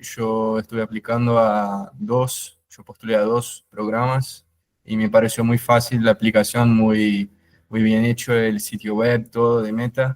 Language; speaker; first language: Spanish; non-native, fluent; Portuguese